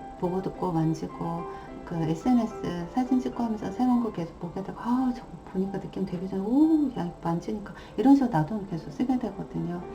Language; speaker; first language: Korean; native; Korean